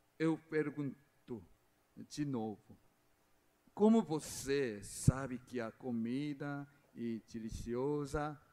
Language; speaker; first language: Portuguese; non-native, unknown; Korean